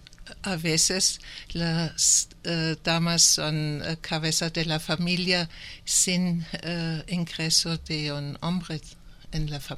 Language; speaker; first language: Spanish; non-native, learner; German